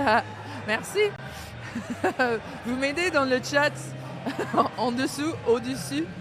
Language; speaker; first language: French; non-native, learner; English